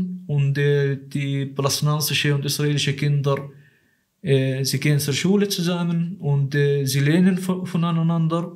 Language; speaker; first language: German; non-native, fluent; Arabic